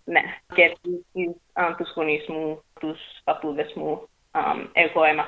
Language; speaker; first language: Greek; early bilingual, heritage; English